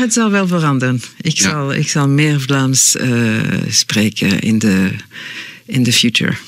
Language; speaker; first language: Dutch; non-native, learner; French